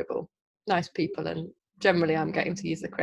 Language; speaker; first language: English; native; English